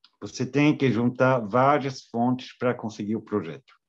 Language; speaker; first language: Portuguese; non-native, fluent; French